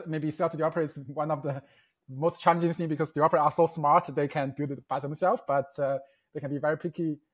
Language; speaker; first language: English; non-native, fluent; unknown